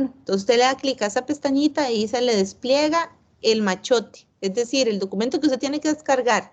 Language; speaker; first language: Spanish; native; Spanish